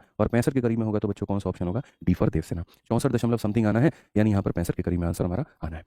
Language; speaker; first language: Hindi; native; Hindi